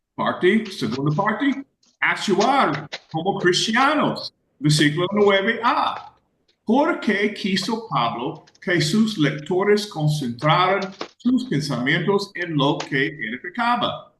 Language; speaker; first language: Spanish; non-native, fluent; English